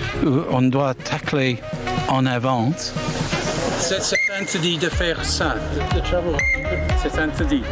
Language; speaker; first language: French; non-native, learner; English